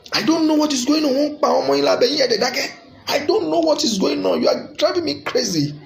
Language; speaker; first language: English; non-native, local second language; Yoruba